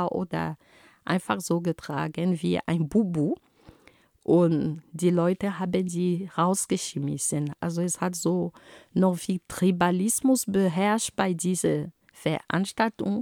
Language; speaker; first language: German; non-native, fluent; Ghomala